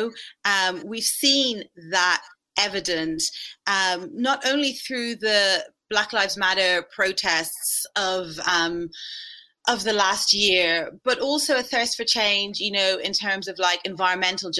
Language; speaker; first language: English; native; English